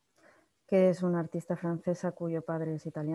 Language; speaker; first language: Spanish; native; Spanish